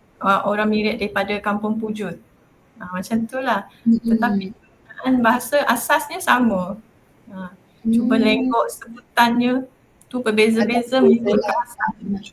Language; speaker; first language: Malay; non-native, local second language; Māori